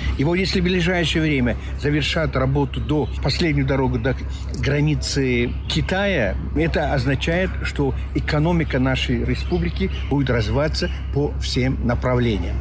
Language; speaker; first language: Russian; non-native, local second language; Tajik